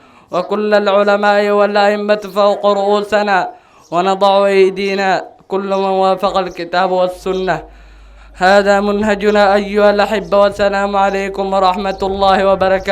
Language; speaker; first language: Arabic; non-native, learner; Somali